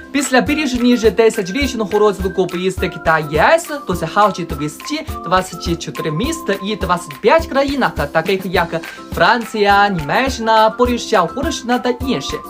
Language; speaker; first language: Ukrainian; non-native, learner; Chinese